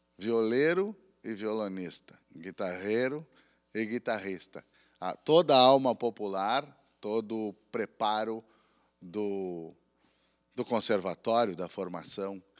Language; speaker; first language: Portuguese; native; Portuguese